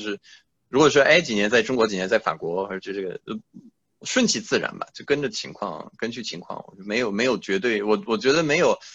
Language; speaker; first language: Chinese; non-native, fluent; French